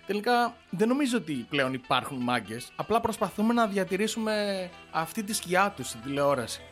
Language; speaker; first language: Greek; native; Greek